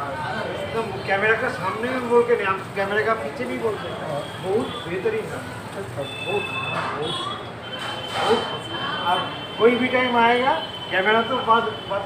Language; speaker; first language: Hindi; non-native, local second language; Bangla